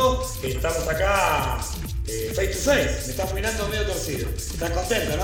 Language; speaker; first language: Spanish; native; Spanish